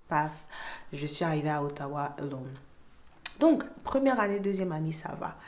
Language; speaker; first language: French; native; French